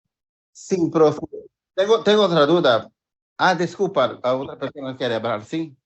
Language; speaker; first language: Spanish; non-native, learner; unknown